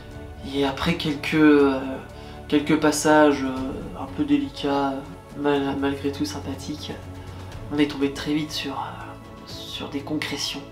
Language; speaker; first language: French; native; French